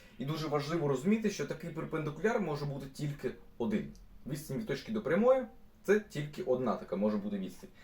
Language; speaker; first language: Ukrainian; non-native, local second language; Russian